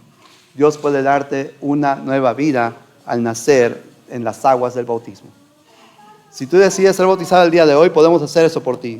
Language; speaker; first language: Spanish; native; Spanish